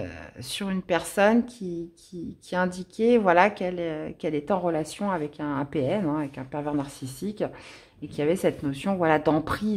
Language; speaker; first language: French; native; French